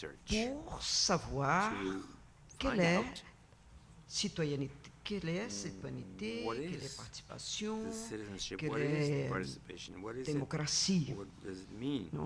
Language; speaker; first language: French; non-native, learner; Portuguese